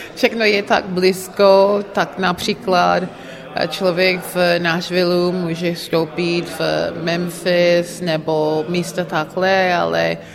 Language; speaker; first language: Czech; non-native, fluent; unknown